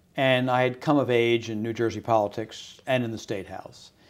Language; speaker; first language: English; native; English